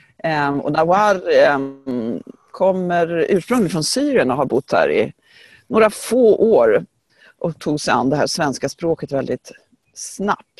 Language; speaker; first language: Swedish; native; Swedish